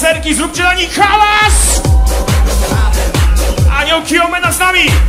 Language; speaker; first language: Polish; native; Polish